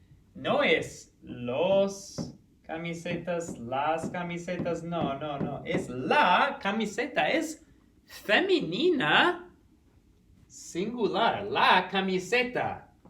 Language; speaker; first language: Spanish; non-native, fluent; English